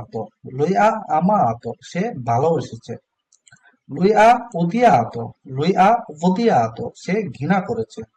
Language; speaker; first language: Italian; non-native, learner; Bangla